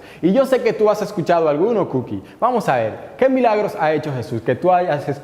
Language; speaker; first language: Spanish; native; Spanish